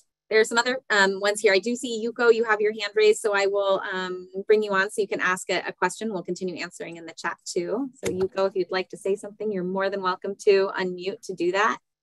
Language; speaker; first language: English; native; English